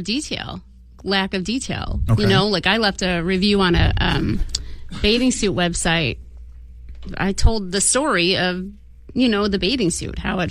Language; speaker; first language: English; native; English